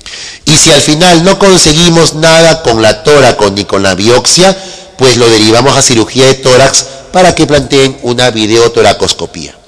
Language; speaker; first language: Spanish; native; Spanish